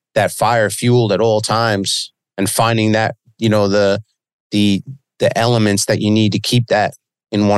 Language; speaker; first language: English; native; English